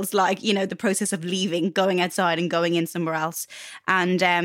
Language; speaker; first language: English; native; English